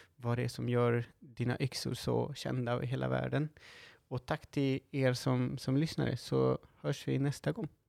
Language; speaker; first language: Swedish; non-native, fluent; Spanish